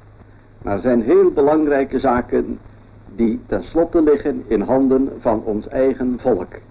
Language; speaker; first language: Dutch; native; Dutch